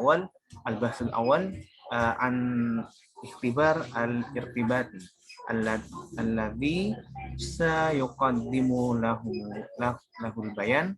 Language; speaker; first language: Arabic; non-native, learner; Indonesian